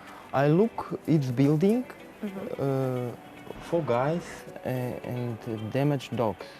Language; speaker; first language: English; non-native, learner; Russian